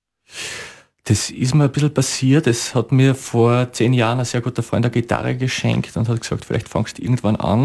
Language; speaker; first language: German; native; German